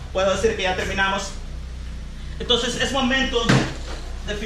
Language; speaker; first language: Spanish; native; Spanish